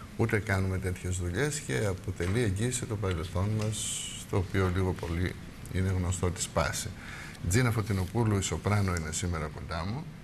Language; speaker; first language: Greek; native; Greek